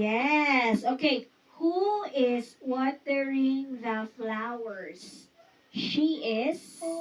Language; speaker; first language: English; non-native, fluent; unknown